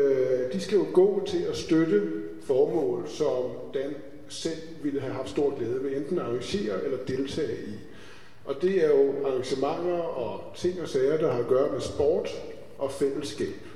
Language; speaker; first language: Danish; native; Danish